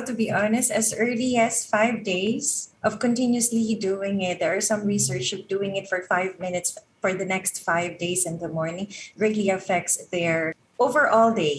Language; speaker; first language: English; non-native, local second language; Filipino